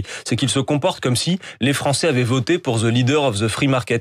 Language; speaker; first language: French; native; French